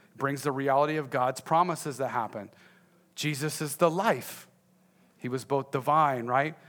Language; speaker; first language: English; native; English